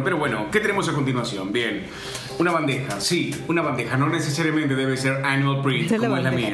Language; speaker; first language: Spanish; native; Spanish